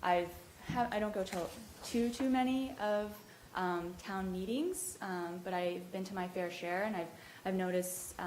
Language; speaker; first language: English; native; English